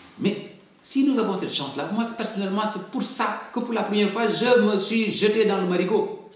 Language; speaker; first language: French; non-native, local second language; Wolof